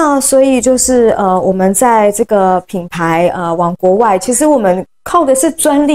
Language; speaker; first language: Chinese; native; Chinese